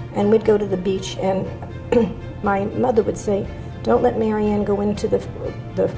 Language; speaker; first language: English; native; English